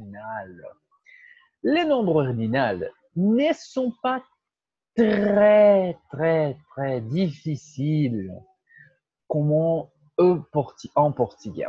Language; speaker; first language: French; non-native, fluent; Portuguese